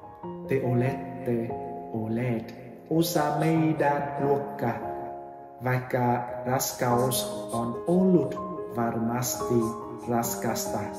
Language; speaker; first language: Finnish; non-native, learner; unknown